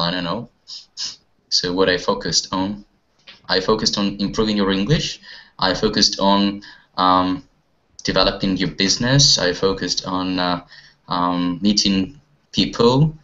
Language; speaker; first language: English; non-native, fluent; Russian